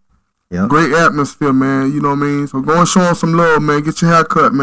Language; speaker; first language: English; native; English